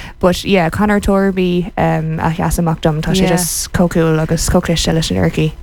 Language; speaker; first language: Irish; non-native, local second language; English